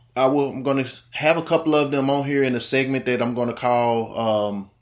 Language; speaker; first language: English; native; English